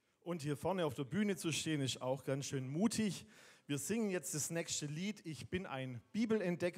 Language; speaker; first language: German; native; German